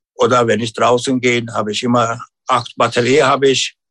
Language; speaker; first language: German; non-native, learner; Turkish